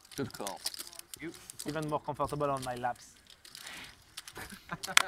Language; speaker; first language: English; non-native, fluent; French